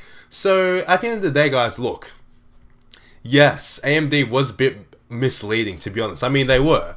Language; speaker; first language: English; native; English